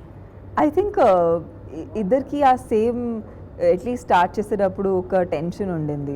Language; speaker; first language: Telugu; non-native, fluent; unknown